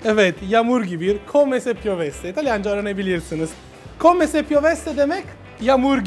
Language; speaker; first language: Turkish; non-native, learner; Italian